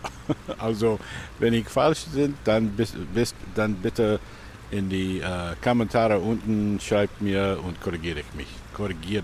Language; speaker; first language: German; non-native, learner; English